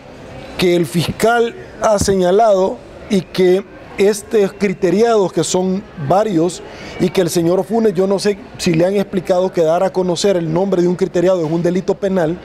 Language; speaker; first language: Spanish; native; Spanish